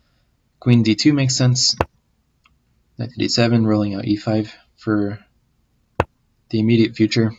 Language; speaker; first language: English; native; English